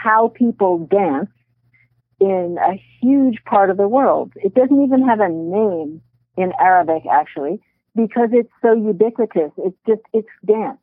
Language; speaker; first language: English; native; English